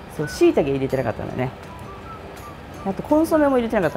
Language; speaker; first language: Japanese; native; Japanese